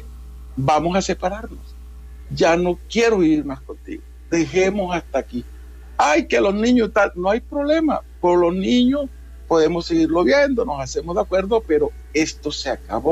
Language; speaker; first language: Spanish; native; Spanish